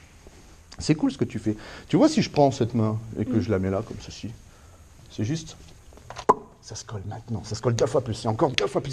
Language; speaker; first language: French; native; French